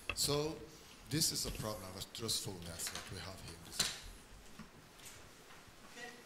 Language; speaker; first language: English; non-native, learner; Portuguese